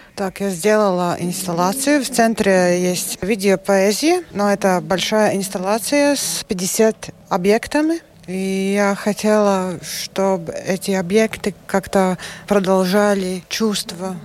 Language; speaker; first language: Russian; non-native, local second language; Latvian